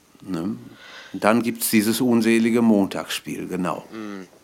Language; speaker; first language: German; native; German